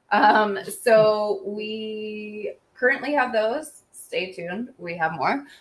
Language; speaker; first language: English; native; English